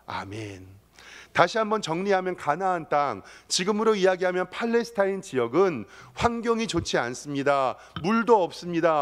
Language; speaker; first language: Korean; native; Korean